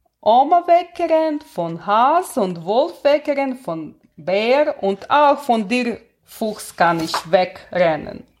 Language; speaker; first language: German; non-native, learner; Russian